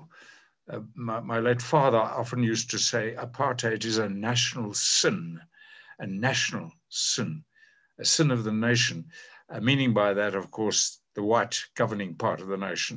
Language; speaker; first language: English; native; English